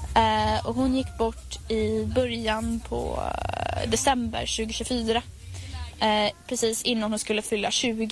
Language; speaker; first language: Swedish; native; Swedish